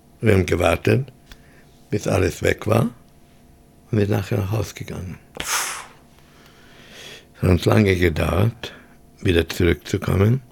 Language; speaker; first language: German; early bilingual, heritage; German